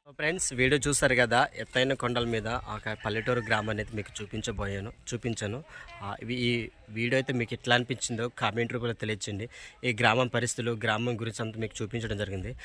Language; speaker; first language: Telugu; non-native, local second language; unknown